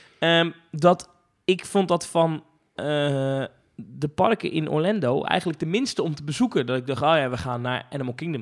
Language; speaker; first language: Dutch; native; Dutch